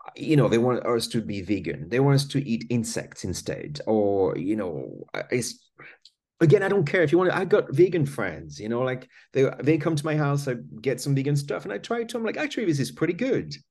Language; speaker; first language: English; non-native, fluent; French